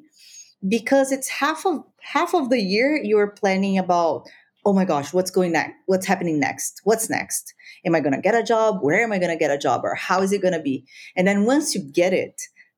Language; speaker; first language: English; non-native, fluent; Spanish